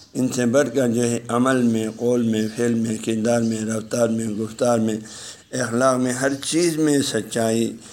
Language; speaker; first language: Urdu; non-native, local second language; Balti